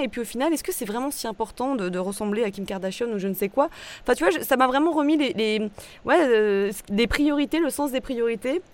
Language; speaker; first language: French; native; French